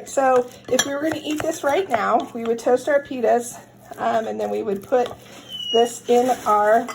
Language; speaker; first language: English; native; English